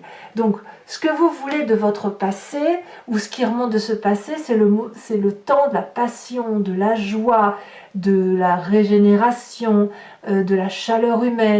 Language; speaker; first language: French; native; French